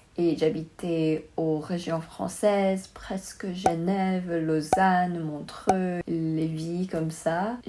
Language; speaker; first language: French; non-native, learner; Chinese